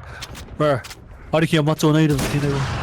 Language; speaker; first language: Māori; non-native, local second language; English